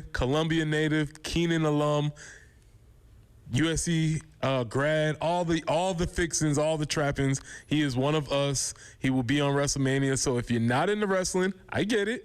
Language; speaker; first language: English; native; English